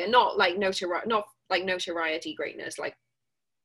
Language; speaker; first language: English; native; English